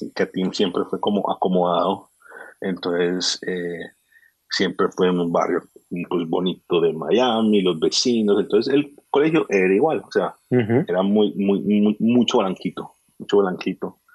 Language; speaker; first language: Spanish; native; Spanish